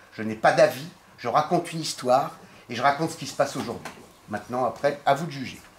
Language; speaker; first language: French; native; French